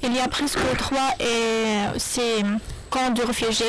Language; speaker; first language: French; non-native, learner; Arabic